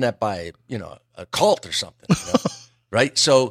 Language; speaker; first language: English; native; English